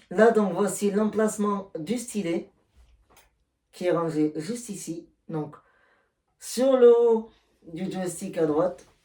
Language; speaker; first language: French; native; French